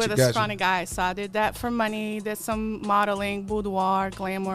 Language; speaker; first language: English; non-native, fluent; Polish